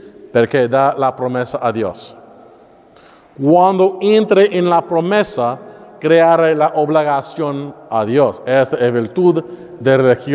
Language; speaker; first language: Spanish; non-native, learner; English